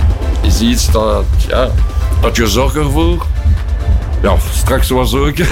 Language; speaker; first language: Dutch; non-native, local second language; French